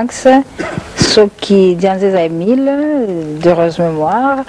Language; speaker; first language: French; non-native, local second language; Lingala